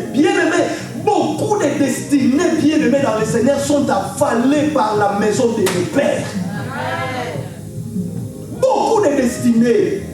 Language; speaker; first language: French; non-native, local second language; Lingala